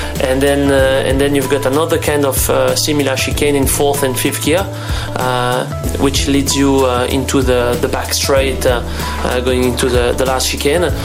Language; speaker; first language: English; non-native, fluent; German